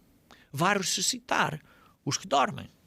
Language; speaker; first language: Portuguese; native; Portuguese